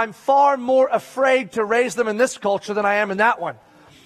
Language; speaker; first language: English; native; English